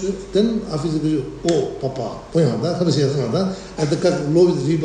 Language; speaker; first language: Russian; non-native, learner; Tibetan